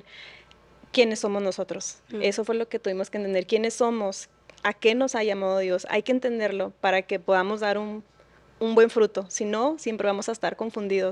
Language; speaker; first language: Spanish; native; Spanish